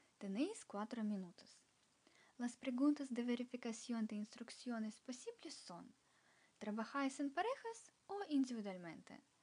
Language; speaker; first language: Spanish; non-native, fluent; Ukrainian